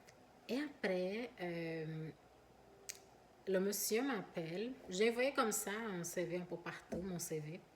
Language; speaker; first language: French; non-native, fluent; Portuguese